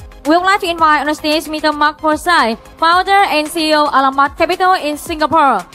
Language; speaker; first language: English; non-native, fluent; Vietnamese